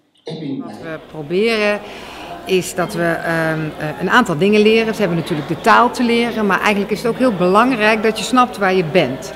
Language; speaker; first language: Dutch; native; Dutch